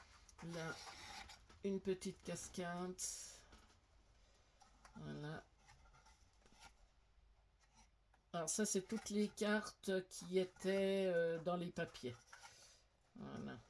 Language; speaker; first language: French; native; French